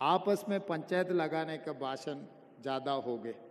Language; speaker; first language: Hindi; non-native, local second language; Telugu